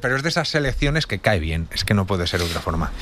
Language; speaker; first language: Spanish; native; Spanish